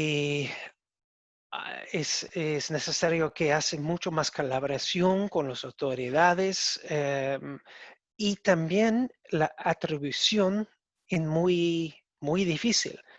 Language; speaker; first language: Spanish; non-native, learner; English